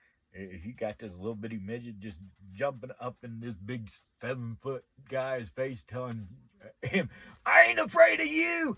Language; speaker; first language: English; native; English